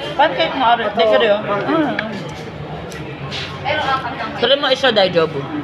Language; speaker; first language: Japanese; non-native, learner; Filipino